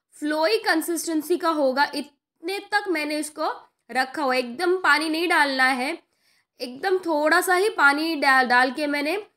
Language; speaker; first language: Hindi; non-native, local second language; Marathi